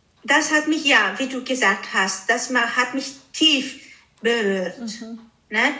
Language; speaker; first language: German; early bilingual, other home language; Greek